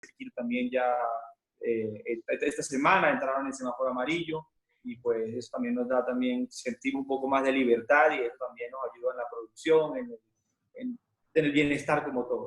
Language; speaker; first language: Spanish; native; Spanish